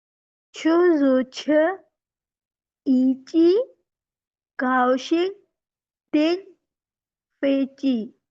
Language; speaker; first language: Chinese; non-native, learner; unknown